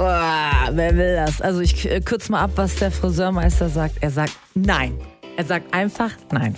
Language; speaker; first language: German; native; German